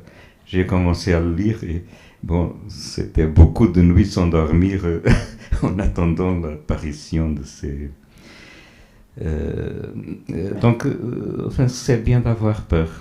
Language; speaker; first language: French; non-native, fluent; Portuguese